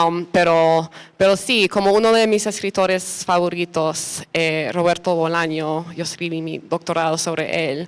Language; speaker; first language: Spanish; early bilingual, other home language; English